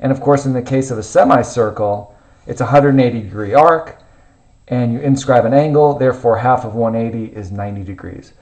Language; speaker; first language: English; native; English